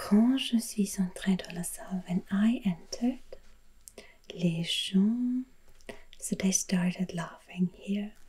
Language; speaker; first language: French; non-native, learner; German